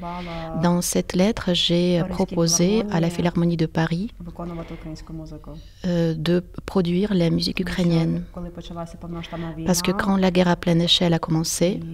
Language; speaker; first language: French; non-native, fluent; Ukrainian